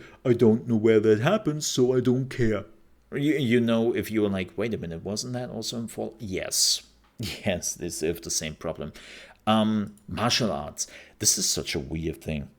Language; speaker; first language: English; non-native, fluent; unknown